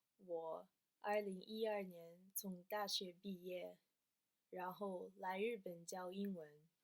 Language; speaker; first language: Chinese; non-native, learner; English